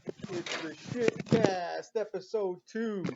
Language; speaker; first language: English; native; English